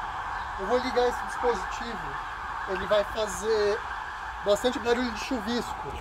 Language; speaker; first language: Portuguese; native; Portuguese